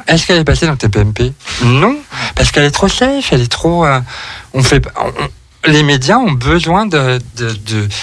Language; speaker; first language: French; native; French